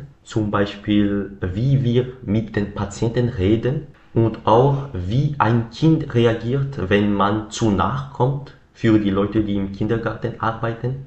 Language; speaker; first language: German; non-native, learner; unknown